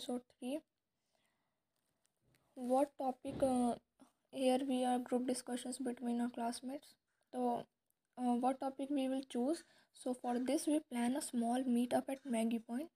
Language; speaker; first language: English; non-native, local second language; Hindi